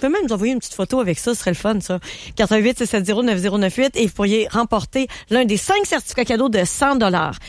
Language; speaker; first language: French; native; French